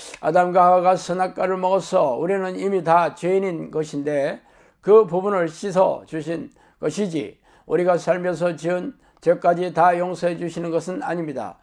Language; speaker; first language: Korean; native; Korean